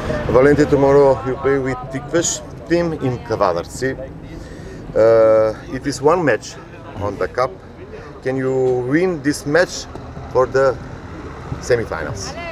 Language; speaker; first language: English; non-native, learner; Macedonian